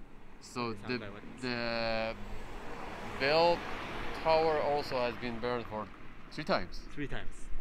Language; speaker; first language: English; non-native, fluent; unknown